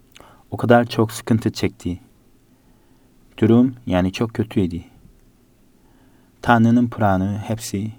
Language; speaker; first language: Turkish; non-native, fluent; Korean